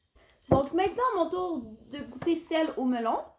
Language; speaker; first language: French; native; French